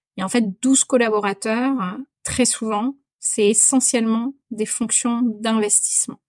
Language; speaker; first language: French; native; French